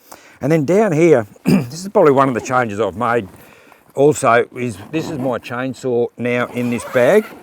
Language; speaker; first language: English; native; English